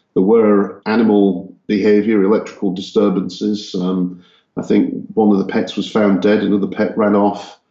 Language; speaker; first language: English; native; English